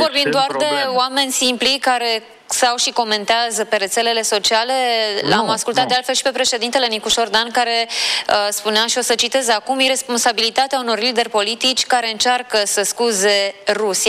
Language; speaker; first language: Romanian; native; Romanian